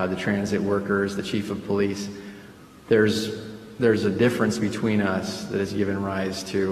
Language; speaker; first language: English; early bilingual, other home language; Spanish